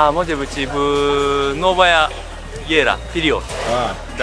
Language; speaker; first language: Russian; non-native, learner; Japanese